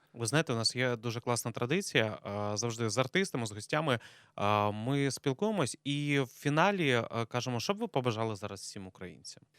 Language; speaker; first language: Ukrainian; native; Ukrainian